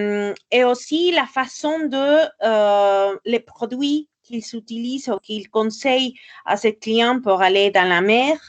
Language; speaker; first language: French; non-native, fluent; Spanish